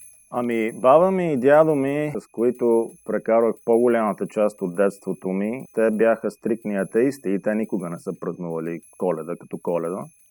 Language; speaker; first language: Bulgarian; early bilingual, heritage; Bulgarian